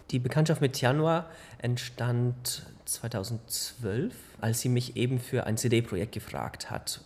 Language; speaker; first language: German; early bilingual, heritage; German